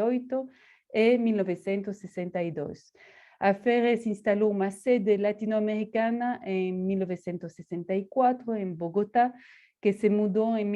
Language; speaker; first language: Portuguese; non-native, fluent; Spanish